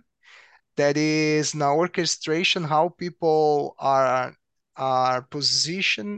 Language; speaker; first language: English; non-native, learner; Portuguese